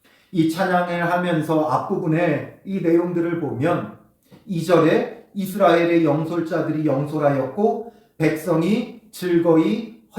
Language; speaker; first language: Korean; native; Korean